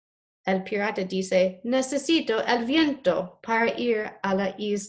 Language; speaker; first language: Spanish; non-native, fluent; English